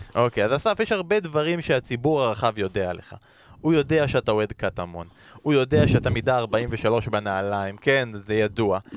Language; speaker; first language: Hebrew; native; Hebrew